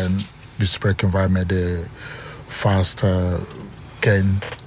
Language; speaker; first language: Dutch; non-native, learner; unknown